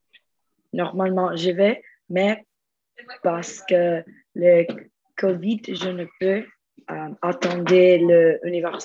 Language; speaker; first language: French; non-native, learner; Spanish